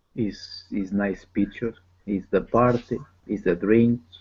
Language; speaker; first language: English; non-native, learner; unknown